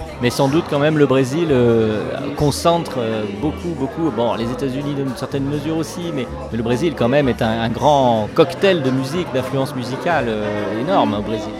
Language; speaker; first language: French; native; French